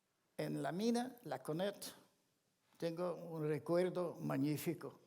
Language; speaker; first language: Spanish; non-native, fluent; Ladino